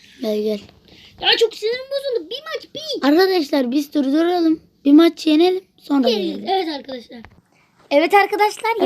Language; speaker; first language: Turkish; native; Turkish